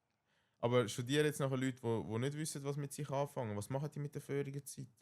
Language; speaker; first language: German; native; German